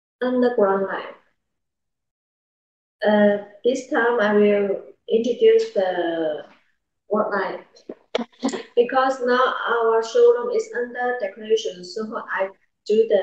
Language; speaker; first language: English; non-native, learner; Chinese